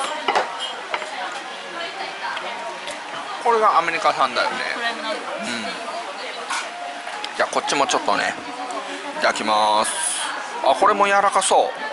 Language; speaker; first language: Japanese; native; Japanese